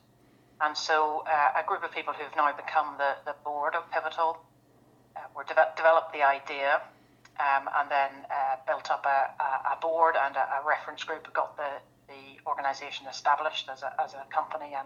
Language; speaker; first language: English; native; English